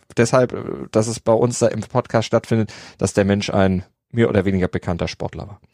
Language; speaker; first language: German; native; German